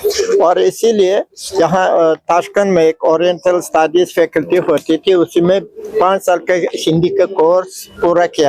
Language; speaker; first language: Hindi; non-native, fluent; Uzbek